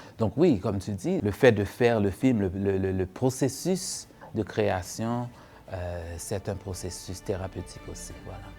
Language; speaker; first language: French; non-native, local second language; Haitian Creole